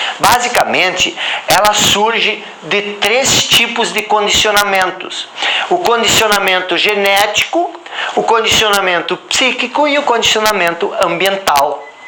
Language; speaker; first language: Portuguese; non-native, local second language; German